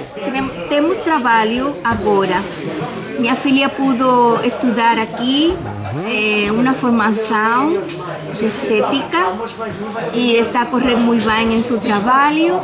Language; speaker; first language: Portuguese; non-native, learner; Spanish